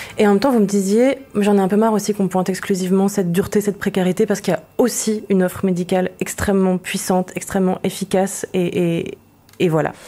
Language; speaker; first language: French; native; French